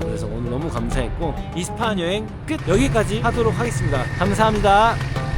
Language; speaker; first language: Korean; native; Korean